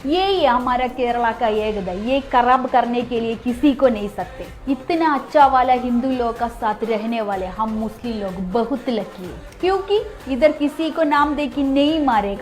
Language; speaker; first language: Hindi; non-native, local second language; Malayalam